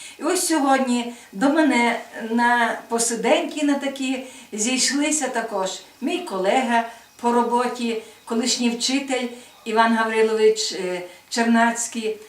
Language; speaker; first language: Ukrainian; native; Ukrainian